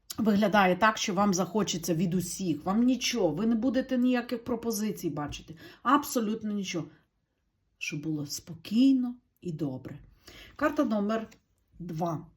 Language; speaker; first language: Ukrainian; non-native, local second language; Russian